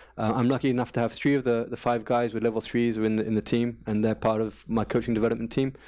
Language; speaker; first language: English; native; English